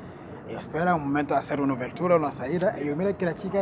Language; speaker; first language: Spanish; non-native, learner; Portuguese